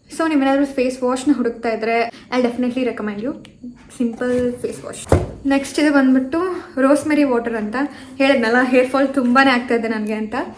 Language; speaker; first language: Kannada; native; Kannada